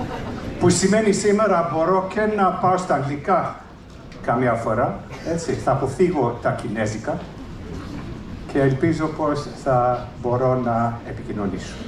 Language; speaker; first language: Greek; early bilingual, heritage; English